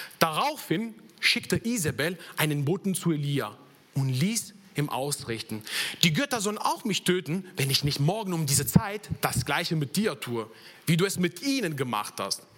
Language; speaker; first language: German; non-native, fluent; Italian